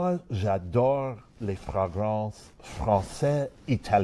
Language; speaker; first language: French; non-native, learner; English